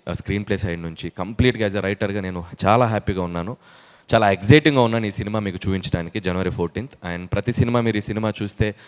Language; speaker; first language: Telugu; native; Telugu